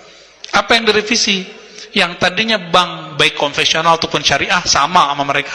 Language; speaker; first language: Indonesian; native; Indonesian